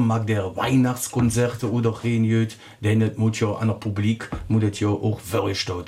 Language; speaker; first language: German; native; German